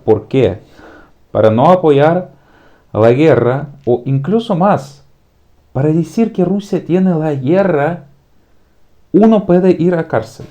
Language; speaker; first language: Spanish; non-native, fluent; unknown